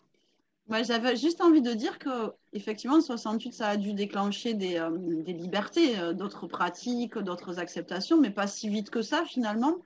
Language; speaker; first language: French; native; French